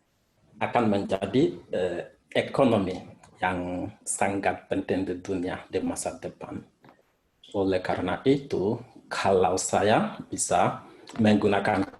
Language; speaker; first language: Indonesian; non-native, fluent; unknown